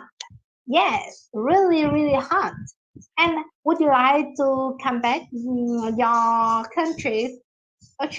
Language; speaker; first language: English; non-native, learner; Vietnamese